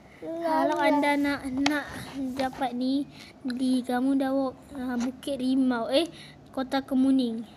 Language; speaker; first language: Indonesian; non-native, learner; Malay